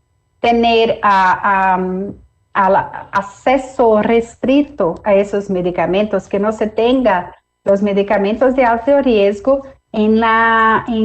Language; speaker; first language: Spanish; non-native, fluent; Portuguese